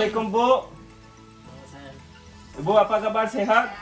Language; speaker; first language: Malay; non-native, learner; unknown